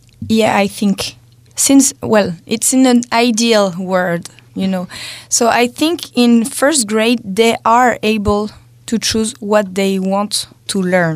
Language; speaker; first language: English; non-native, fluent; French